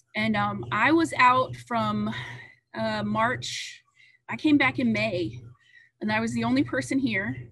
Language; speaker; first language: English; native; English